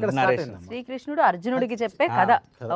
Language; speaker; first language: Telugu; native; Telugu